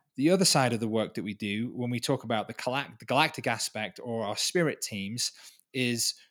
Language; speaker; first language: English; native; English